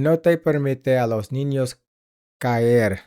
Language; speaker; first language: Spanish; non-native, learner; English